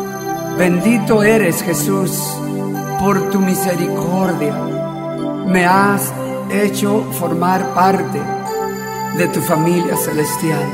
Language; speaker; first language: Spanish; native; Spanish